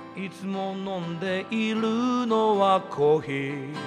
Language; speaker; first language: Japanese; native; Japanese